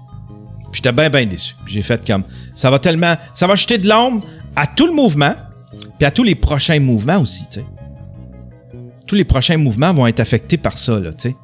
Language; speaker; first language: French; native; French